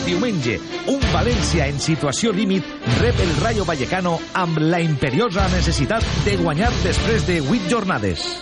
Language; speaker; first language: Catalan; native; Catalan